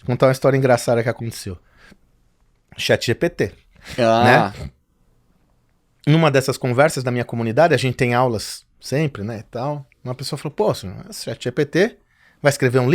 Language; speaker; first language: Portuguese; native; Portuguese